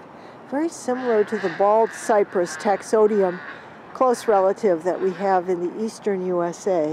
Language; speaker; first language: English; native; English